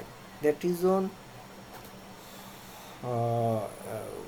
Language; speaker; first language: English; non-native, local second language; Bangla